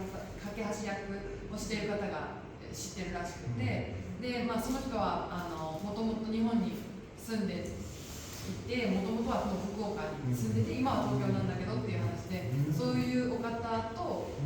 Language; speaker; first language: Japanese; native; Japanese